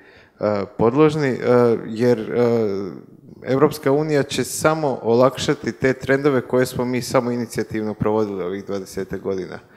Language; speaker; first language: Croatian; native; Croatian